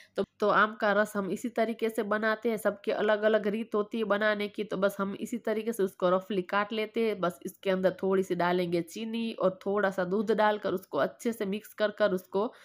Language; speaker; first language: Hindi; non-native, local second language; Gujarati